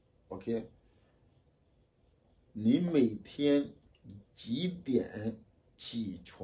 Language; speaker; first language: Chinese; non-native, fluent; French